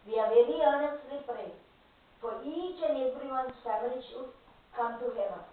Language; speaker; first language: English; non-native, local second language; Tamil